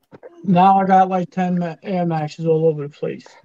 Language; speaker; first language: English; native; English